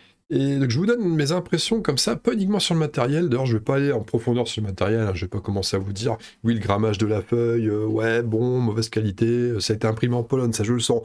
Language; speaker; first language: French; native; French